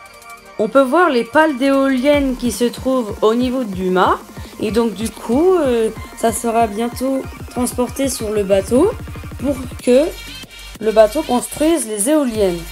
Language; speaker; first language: French; native; French